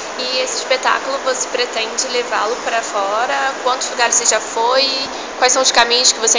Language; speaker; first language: Portuguese; native; Portuguese